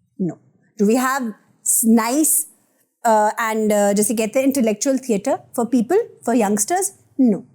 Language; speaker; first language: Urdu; native; Urdu